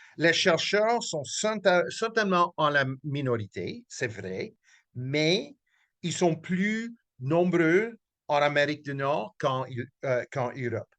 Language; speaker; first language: French; non-native, local second language; English